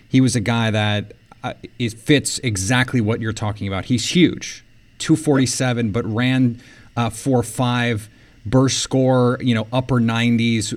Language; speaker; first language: English; native; English